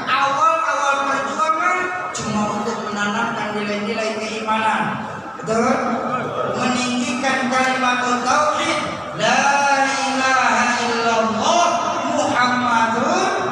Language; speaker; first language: Indonesian; native; Indonesian